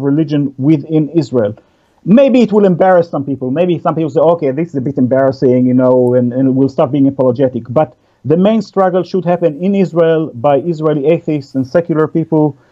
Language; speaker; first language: English; non-native, fluent; Hebrew